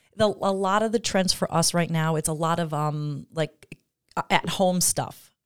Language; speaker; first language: English; native; English